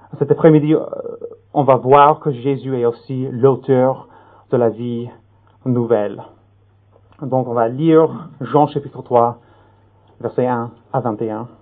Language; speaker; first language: French; non-native, fluent; English